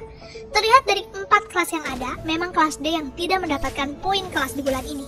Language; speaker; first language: Indonesian; native; Indonesian